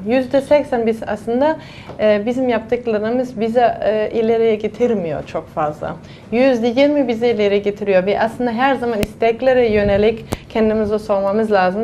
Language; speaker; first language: Turkish; non-native, fluent; German